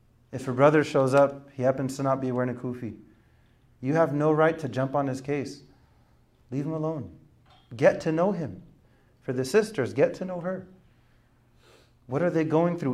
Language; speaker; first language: English; native; English